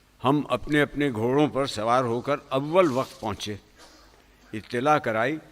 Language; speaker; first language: Urdu; native; Urdu